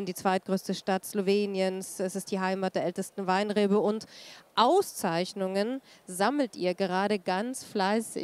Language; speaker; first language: German; native; German